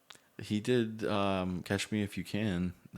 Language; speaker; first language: English; native; English